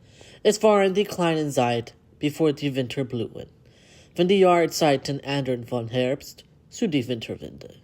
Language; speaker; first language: German; non-native, learner; English